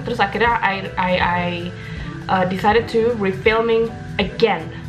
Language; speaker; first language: English; non-native, fluent; Indonesian